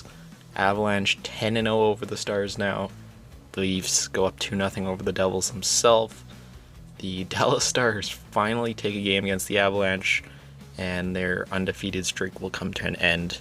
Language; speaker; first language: English; native; English